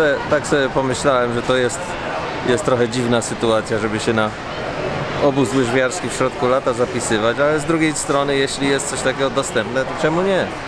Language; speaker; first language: Polish; native; Polish